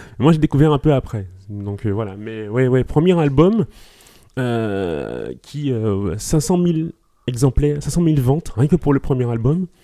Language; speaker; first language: French; native; French